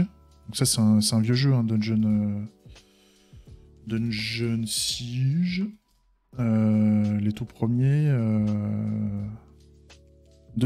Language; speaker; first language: French; native; French